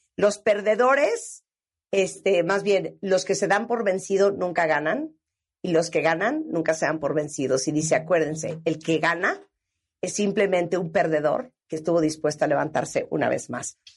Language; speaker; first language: Spanish; native; Spanish